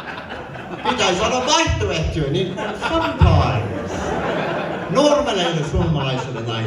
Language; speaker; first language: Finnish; non-native, fluent; English